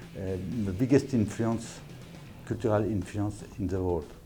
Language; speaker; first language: English; non-native, learner; French